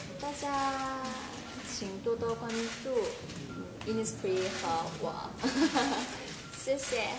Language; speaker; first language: Chinese; non-native, learner; Korean